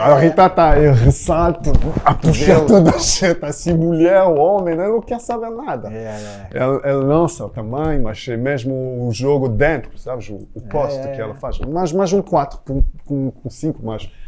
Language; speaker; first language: Portuguese; non-native, fluent; French